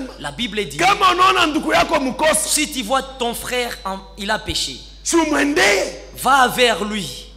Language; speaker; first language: French; non-native, local second language; Swahili